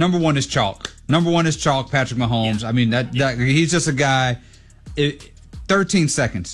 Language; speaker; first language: English; native; English